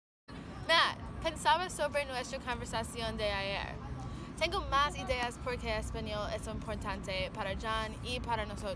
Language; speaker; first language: Spanish; non-native, learner; English